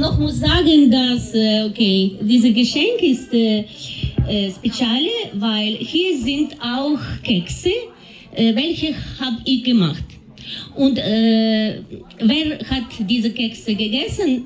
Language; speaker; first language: German; non-native, learner; Ukrainian